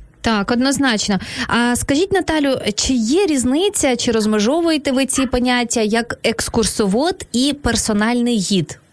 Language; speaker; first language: Ukrainian; native; Ukrainian